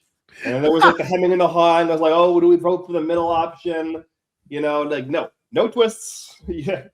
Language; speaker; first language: English; native; English